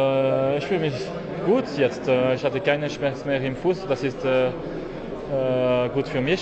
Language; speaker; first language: German; non-native, learner; French